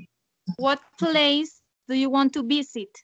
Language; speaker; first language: English; non-native, learner; Spanish